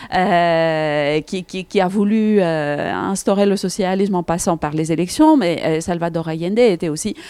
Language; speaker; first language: French; non-native, fluent; Greek